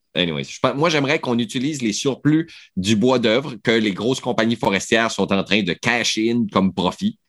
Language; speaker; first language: French; native; French